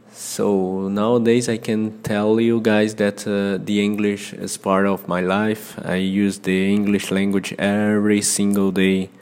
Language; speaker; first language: English; non-native, fluent; Portuguese